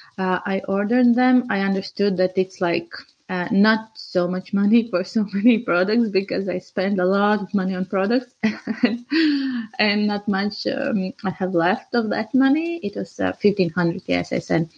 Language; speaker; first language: English; non-native, fluent; Latvian